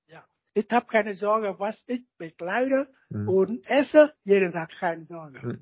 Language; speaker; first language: German; non-native, learner; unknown